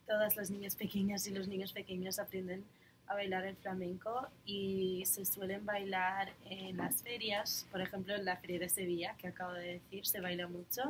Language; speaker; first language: Spanish; early bilingual, heritage; Spanish